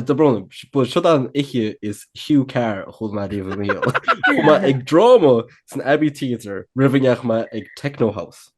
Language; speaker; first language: Irish; native; Irish